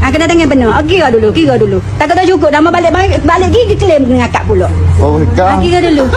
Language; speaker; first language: Malay; native; Malay